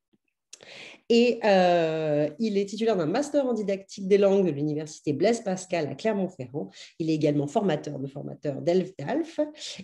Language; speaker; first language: French; native; French